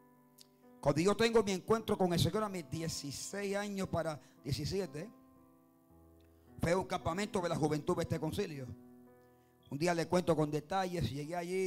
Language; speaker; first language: Spanish; native; Spanish